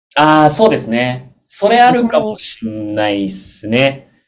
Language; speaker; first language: Japanese; native; Japanese